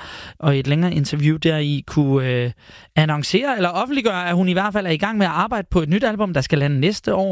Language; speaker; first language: Danish; native; Danish